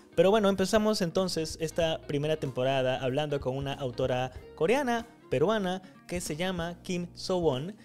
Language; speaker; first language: Spanish; native; Spanish